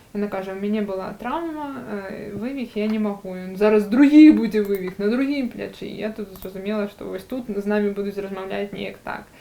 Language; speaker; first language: Belarusian; native; Belarusian